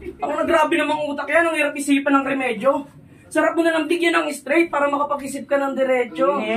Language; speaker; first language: Filipino; native; Filipino